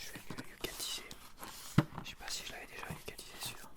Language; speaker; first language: French; native; French